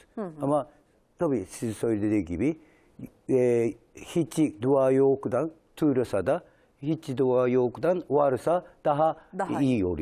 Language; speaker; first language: Turkish; non-native, learner; Japanese